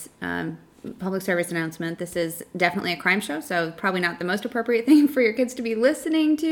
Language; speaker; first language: English; native; English